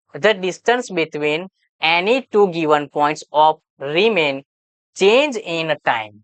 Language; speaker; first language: English; non-native, local second language; Gujarati